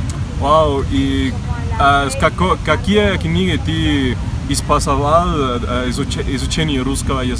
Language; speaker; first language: Russian; non-native, learner; Spanish